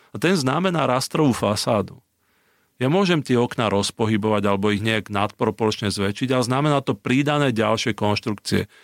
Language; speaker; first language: Slovak; native; Slovak